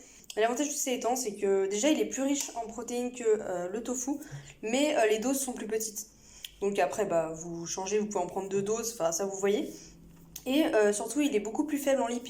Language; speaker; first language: French; native; French